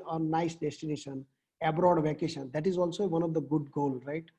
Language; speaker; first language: English; non-native, local second language; Gujarati